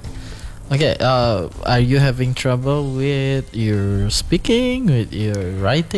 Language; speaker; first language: English; non-native, fluent; Indonesian